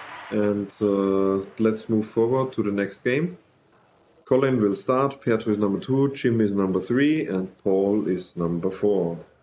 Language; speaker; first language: English; non-native, fluent; German